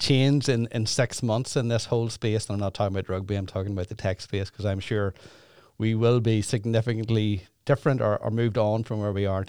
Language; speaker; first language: English; native; English